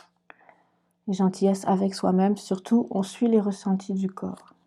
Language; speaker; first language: French; native; French